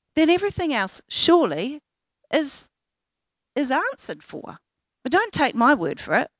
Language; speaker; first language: English; native; English